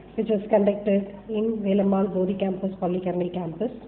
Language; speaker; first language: English; non-native, local second language; Tamil